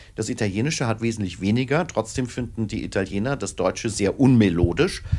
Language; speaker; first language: German; native; German